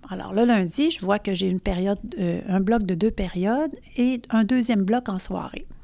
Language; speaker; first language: French; native; French